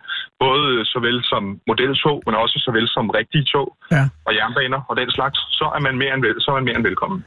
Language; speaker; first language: Danish; native; Danish